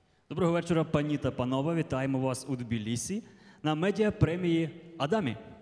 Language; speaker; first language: Ukrainian; native; Ukrainian